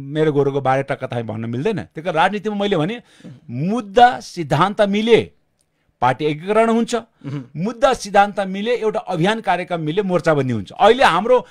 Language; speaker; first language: Nepali; non-native, local second language; Sherpa